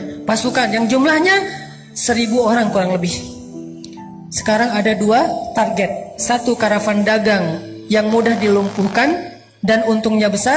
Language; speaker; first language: Indonesian; native; Indonesian